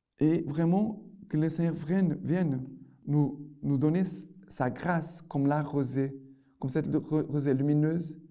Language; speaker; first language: French; non-native, fluent; Portuguese